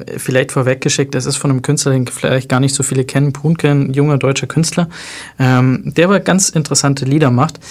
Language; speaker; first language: German; native; German